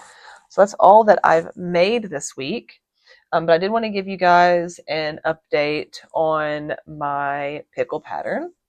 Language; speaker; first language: English; native; English